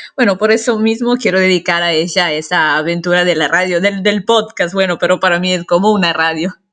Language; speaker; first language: Spanish; non-native, fluent; Italian